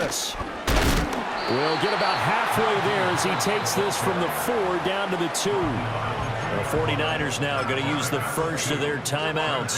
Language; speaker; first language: English; native; English